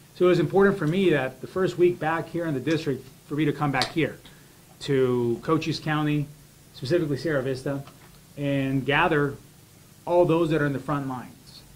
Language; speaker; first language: English; early bilingual, other home language; Spanish